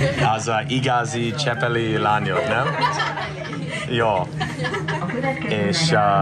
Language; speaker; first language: Hungarian; non-native, learner; English